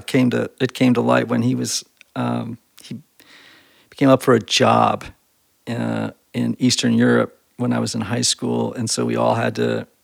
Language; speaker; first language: English; native; English